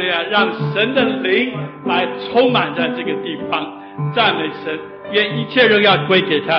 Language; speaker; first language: Chinese; native; Chinese